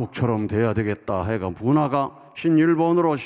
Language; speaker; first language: Korean; native; Korean